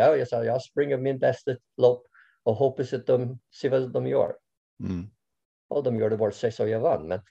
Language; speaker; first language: Swedish; non-native, fluent; English